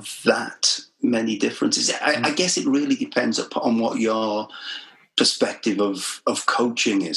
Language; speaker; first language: English; native; English